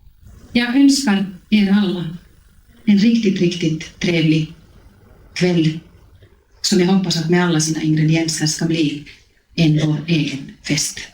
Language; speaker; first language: Swedish; native; Swedish